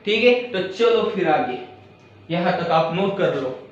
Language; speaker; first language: Hindi; non-native, local second language; Marathi